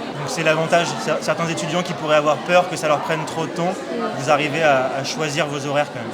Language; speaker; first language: French; native; French